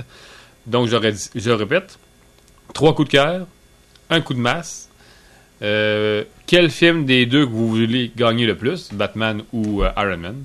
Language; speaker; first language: French; native; French